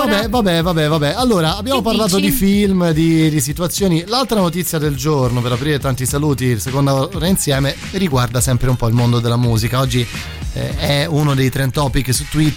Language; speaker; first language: Italian; native; Italian